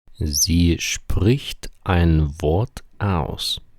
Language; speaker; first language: German; non-native, fluent; Ukrainian